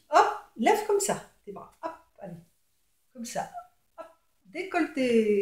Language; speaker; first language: French; native; French